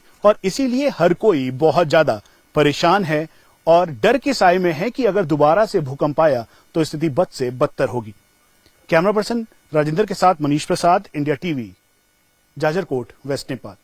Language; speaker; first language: Hindi; native; Hindi